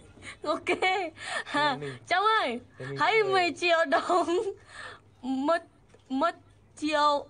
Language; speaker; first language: Vietnamese; non-native, learner; Indonesian